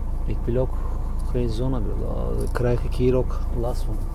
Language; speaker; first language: Dutch; non-native, fluent; Turkish